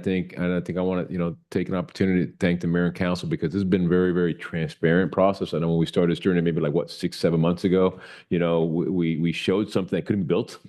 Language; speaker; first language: English; native; English